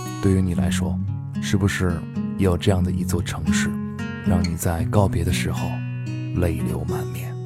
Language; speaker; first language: Chinese; native; Chinese